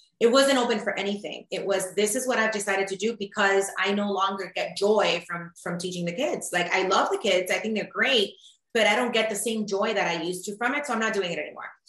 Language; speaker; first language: English; early bilingual, other home language; Spanish